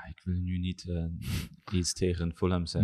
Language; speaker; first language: Dutch; non-native, learner; German